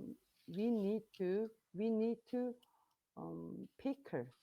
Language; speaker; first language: English; non-native, learner; Korean